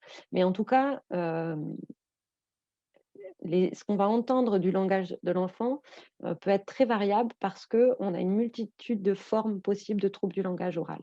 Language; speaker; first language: French; native; French